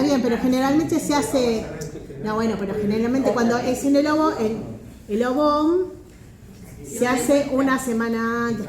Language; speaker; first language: Spanish; native; Spanish